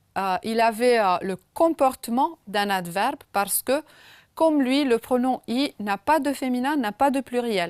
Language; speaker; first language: French; non-native, fluent; Romanian